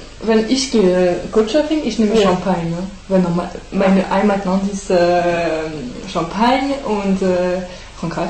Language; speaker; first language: German; non-native, learner; French